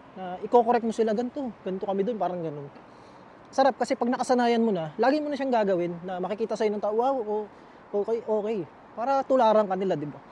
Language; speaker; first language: Filipino; native; Filipino